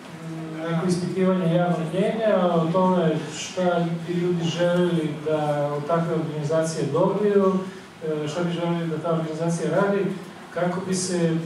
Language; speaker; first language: Bosnian; native; Bosnian